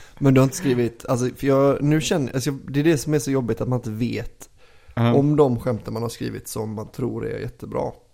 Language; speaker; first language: Swedish; native; Swedish